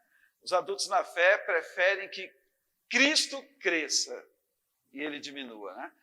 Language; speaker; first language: Portuguese; native; Portuguese